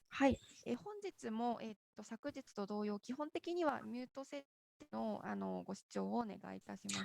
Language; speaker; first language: Japanese; native; Japanese